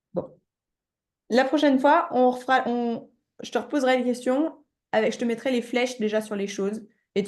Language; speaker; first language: French; native; French